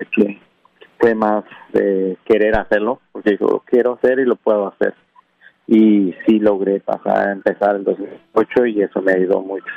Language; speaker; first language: Spanish; non-native, local second language; Kʼicheʼ